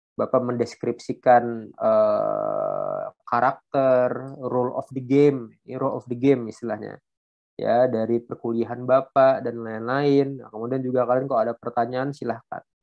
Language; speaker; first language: Indonesian; non-native, local second language; Banjar